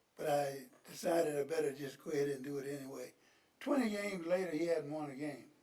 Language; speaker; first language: English; native; English